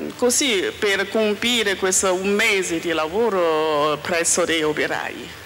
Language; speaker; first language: Italian; non-native, learner; Chinese